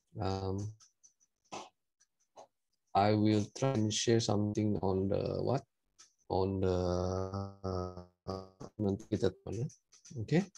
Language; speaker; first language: English; non-native, local second language; Malay